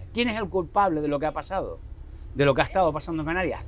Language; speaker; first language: Spanish; native; Spanish